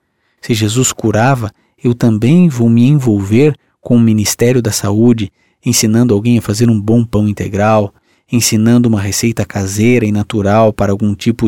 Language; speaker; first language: Portuguese; native; Portuguese